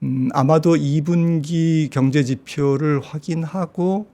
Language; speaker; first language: Korean; native; Korean